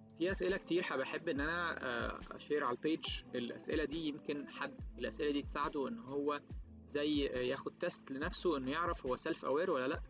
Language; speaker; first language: Arabic; native; Arabic